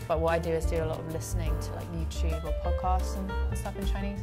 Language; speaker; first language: English; native; English